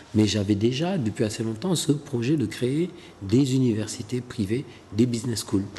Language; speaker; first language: French; non-native, local second language; Wolof